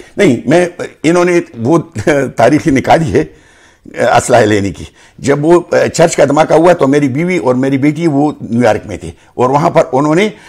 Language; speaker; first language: Urdu; non-native, local second language; Pashto